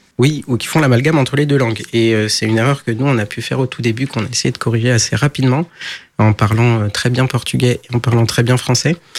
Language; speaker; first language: French; early bilingual, other home language; Portuguese